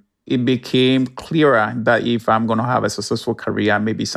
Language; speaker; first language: English; non-native, local second language; Ewe